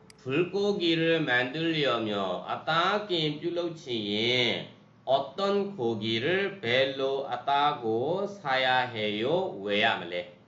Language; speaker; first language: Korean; non-native, fluent; Burmese